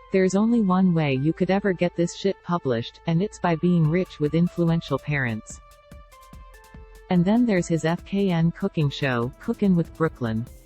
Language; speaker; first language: English; native; English